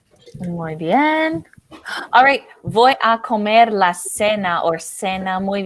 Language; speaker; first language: Spanish; non-native, learner; English